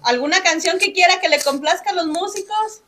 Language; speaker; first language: Spanish; native; Spanish